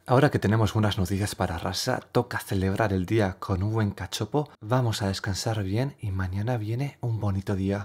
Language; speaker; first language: Spanish; native; Spanish